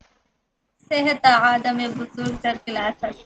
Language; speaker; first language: Persian; non-native, learner; Urdu